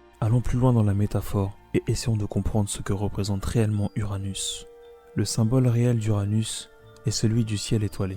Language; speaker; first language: French; native; French